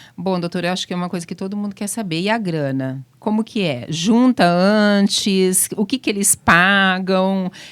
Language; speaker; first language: Portuguese; native; Portuguese